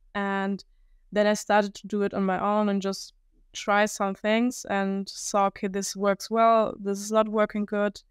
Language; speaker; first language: English; non-native, fluent; German